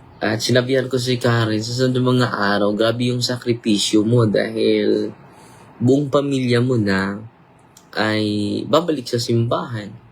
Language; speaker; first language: Filipino; non-native, local second language; Cebuano